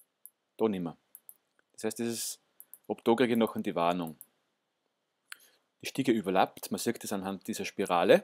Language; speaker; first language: German; native; German